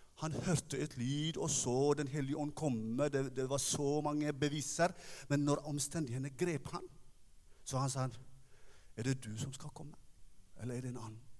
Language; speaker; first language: Norwegian; non-native, fluent; Tigrinya